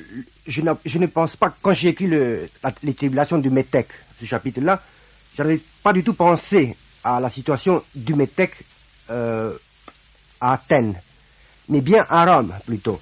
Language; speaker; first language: French; non-native, fluent; Romanian